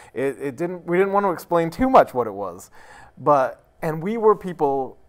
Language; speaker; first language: English; native; English